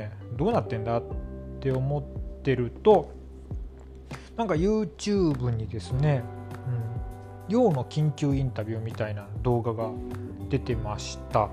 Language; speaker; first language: Japanese; native; Japanese